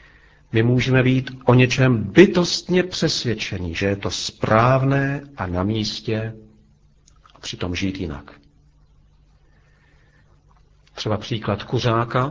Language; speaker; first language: Czech; native; Czech